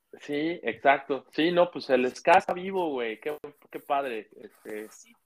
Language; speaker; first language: Spanish; native; Spanish